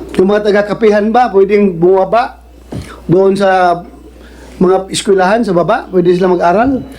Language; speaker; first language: Filipino; non-native, local second language; Cebuano